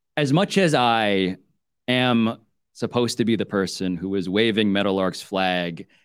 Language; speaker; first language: English; early bilingual, other home language; Filipino